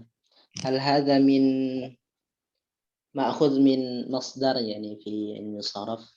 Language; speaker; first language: Arabic; non-native, learner; Indonesian